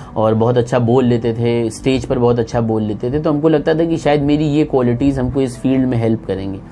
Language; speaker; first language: Hindi; native; Hindi